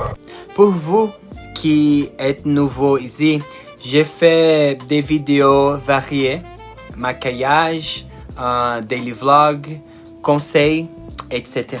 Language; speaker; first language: French; non-native, learner; Portuguese